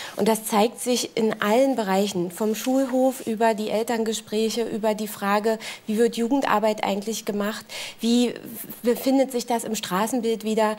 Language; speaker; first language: German; native; German